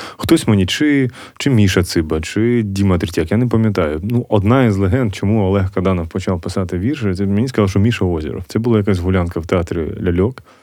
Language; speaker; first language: Ukrainian; native; Ukrainian